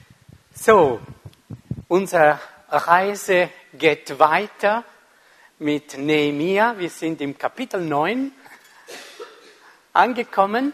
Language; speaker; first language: German; non-native, fluent; Italian